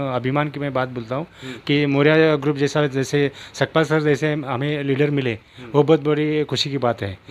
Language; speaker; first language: Hindi; non-native, local second language; Marathi